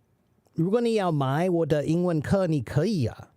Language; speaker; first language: Chinese; non-native, learner; English